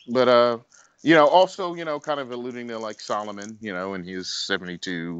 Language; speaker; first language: English; native; English